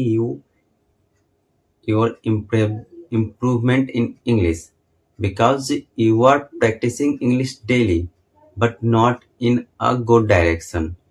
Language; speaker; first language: English; non-native, learner; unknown